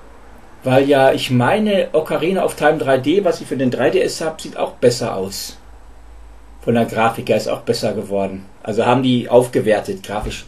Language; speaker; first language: German; native; German